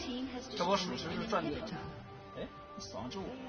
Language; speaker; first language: Chinese; native; Chinese